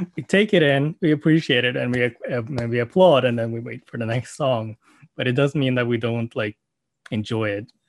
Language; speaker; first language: English; non-native, fluent; Norwegian